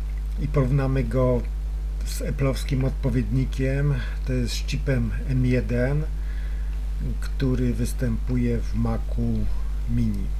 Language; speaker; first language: Polish; native; Polish